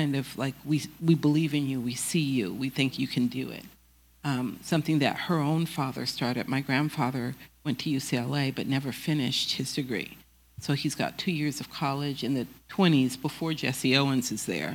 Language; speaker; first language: English; native; English